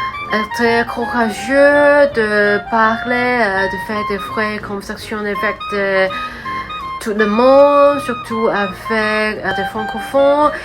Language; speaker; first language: French; non-native, learner; Cantonese